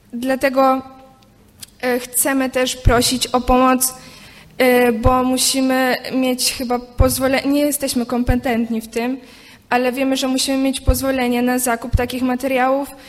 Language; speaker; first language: Polish; non-native, fluent; Ukrainian